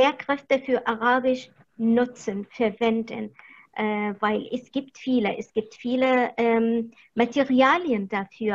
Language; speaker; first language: German; non-native, fluent; Arabic